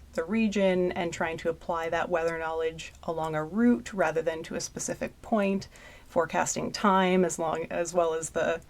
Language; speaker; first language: English; native; English